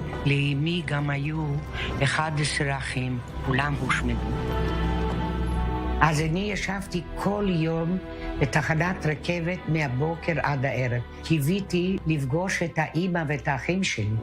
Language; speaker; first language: Hebrew; early bilingual, other home language; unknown